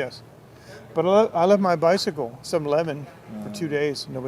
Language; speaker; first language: English; native; English